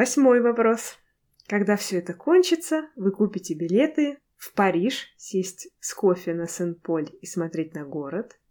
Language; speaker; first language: Russian; native; Russian